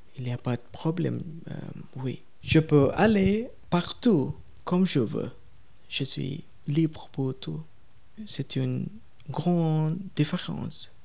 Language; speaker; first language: French; non-native, learner; Tamil